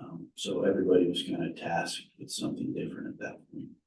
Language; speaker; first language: English; native; English